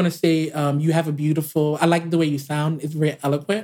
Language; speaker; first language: English; native; English